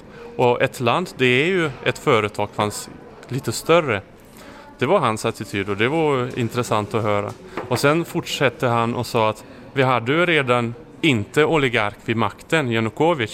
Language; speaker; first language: Swedish; non-native, fluent; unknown